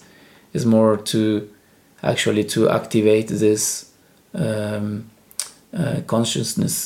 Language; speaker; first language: English; non-native, learner; Spanish